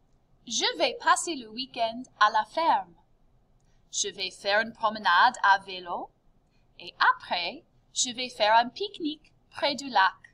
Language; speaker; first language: French; non-native, fluent; English